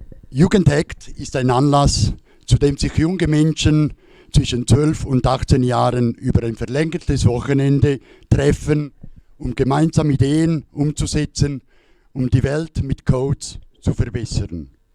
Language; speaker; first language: German; native; German